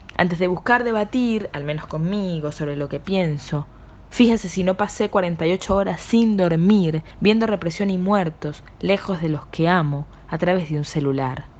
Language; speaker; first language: Spanish; native; Spanish